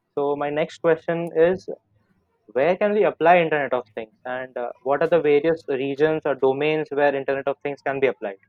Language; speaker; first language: English; non-native, local second language; Hindi